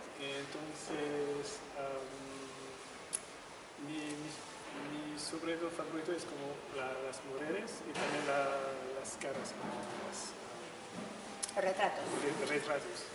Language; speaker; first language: Spanish; non-native, learner; French